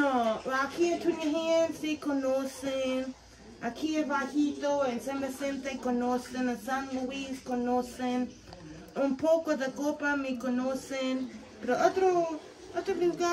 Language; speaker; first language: Spanish; non-native, learner; English